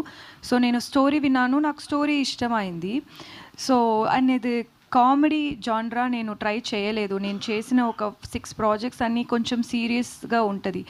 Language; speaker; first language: Telugu; non-native, learner; Tamil